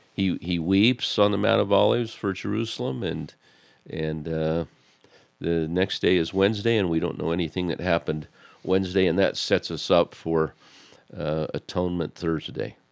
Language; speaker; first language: English; native; English